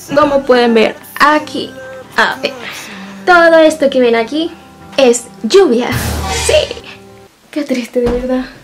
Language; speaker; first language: Spanish; native; Spanish